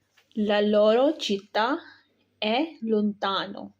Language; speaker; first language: Italian; non-native, fluent; Urdu